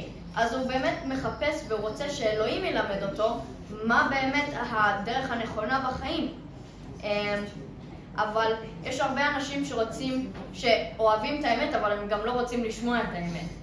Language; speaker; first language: Hebrew; early bilingual, other home language; English